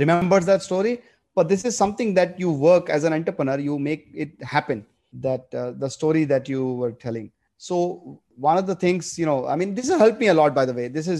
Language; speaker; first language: English; non-native, local second language; Gujarati